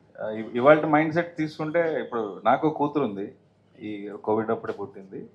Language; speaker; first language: Telugu; native; Telugu